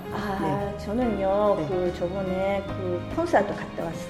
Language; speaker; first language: Korean; non-native, fluent; Japanese